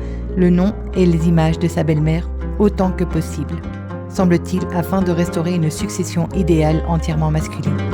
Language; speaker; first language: French; native; French